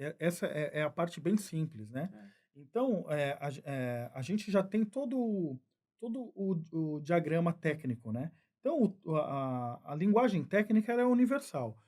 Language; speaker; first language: Portuguese; native; Portuguese